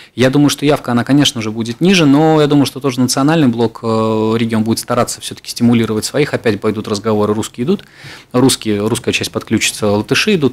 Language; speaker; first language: Russian; native; Russian